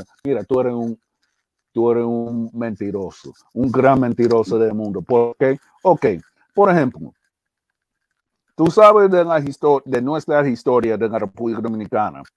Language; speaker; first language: Spanish; early bilingual, heritage; English